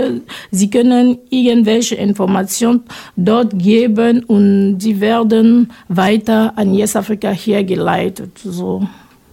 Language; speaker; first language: German; non-native, fluent; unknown